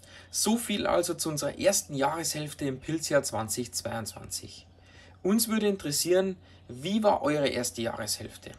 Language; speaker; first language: German; native; German